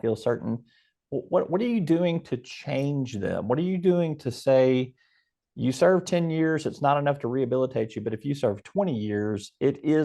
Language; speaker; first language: English; native; English